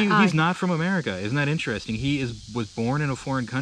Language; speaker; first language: English; native; English